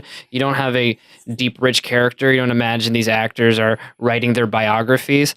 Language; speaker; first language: English; native; English